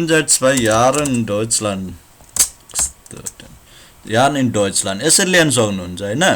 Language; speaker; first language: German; non-native, learner; Nepali